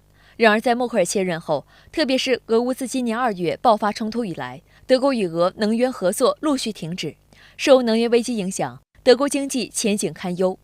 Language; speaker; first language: Chinese; native; Chinese